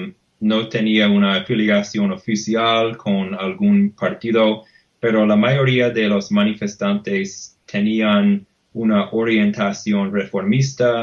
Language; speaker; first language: Spanish; non-native, fluent; English